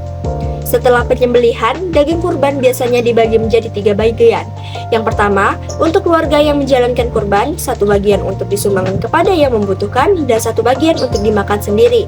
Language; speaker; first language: Indonesian; native; Indonesian